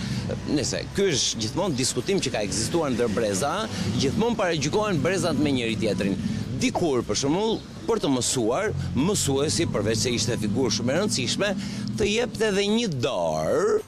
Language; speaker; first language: Albanian; native; Albanian